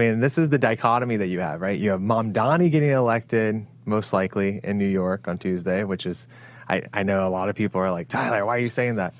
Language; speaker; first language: English; native; English